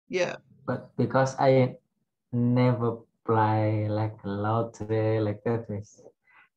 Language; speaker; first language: English; non-native, learner; Indonesian